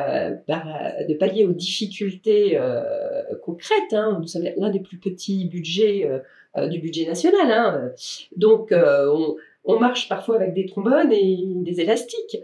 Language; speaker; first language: French; native; French